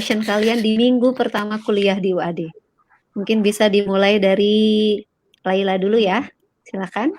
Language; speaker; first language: Indonesian; native; Indonesian